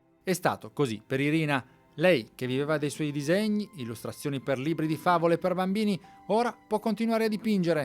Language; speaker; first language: Italian; native; Italian